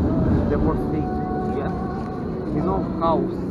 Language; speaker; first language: English; non-native, learner; Russian